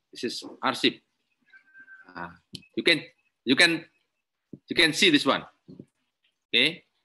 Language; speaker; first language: English; non-native, learner; Indonesian